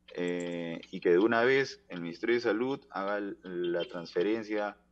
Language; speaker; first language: Spanish; native; Spanish